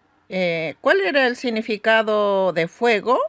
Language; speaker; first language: Spanish; non-native, local second language; Aymara